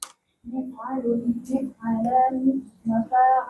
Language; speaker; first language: Arabic; non-native, learner; Indonesian